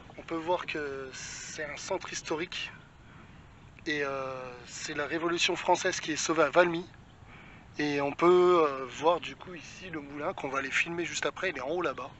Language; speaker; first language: French; native; French